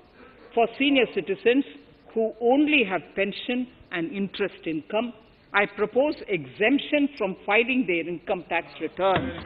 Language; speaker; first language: English; non-native, local second language; Tamil